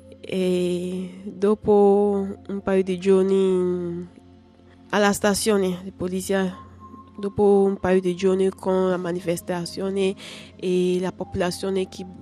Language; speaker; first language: Italian; non-native, learner; English